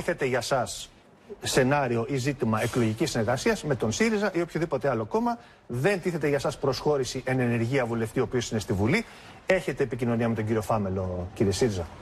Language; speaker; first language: Greek; native; Greek